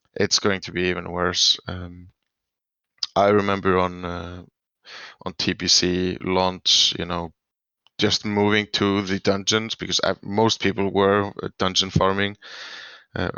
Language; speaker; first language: English; non-native, fluent; Swedish